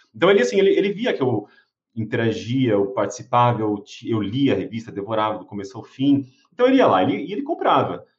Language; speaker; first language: Portuguese; native; Portuguese